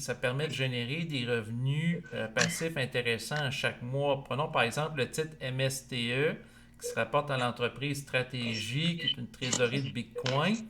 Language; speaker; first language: French; native; French